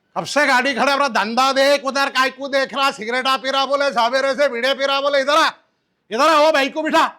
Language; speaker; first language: Hindi; non-native, local second language; Marathi